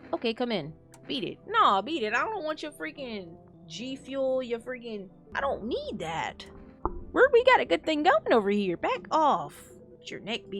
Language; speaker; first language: English; native; English